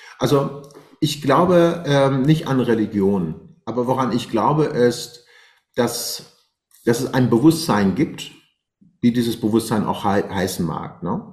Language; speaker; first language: German; non-native, fluent; Persian